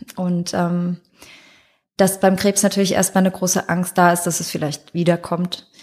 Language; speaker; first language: German; native; German